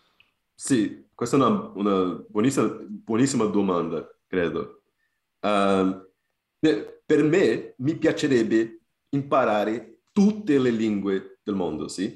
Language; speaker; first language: Italian; non-native, fluent; Portuguese